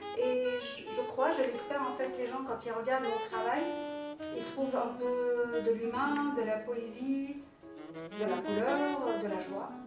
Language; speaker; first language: French; non-native, local second language; Arabic